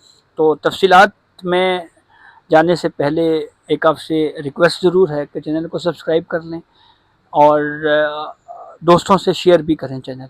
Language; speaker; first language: Urdu; non-native, local second language; Punjabi